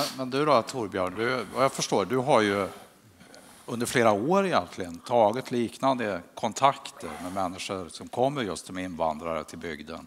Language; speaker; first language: Swedish; native; Swedish